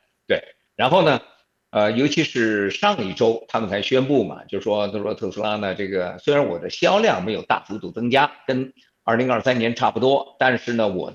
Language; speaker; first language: Chinese; native; Chinese